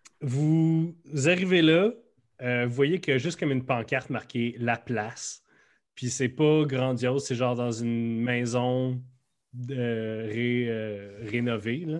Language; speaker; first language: French; native; French